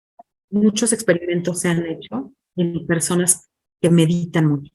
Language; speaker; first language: Spanish; non-native, fluent; English